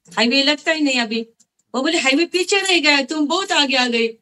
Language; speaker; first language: Hindi; non-native, local second language; Marathi